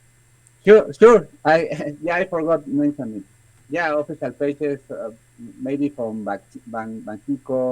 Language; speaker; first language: English; non-native, learner; Spanish